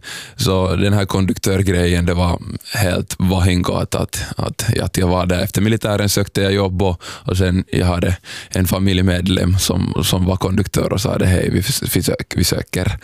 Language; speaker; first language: Swedish; non-native, local second language; Somali